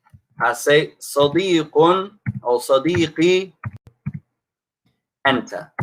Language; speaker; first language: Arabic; non-native, fluent; English